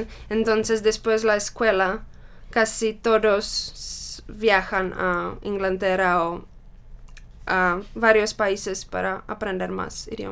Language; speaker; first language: Spanish; non-native, learner; Czech